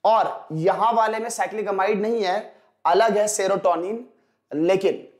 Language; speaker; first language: Hindi; native; Hindi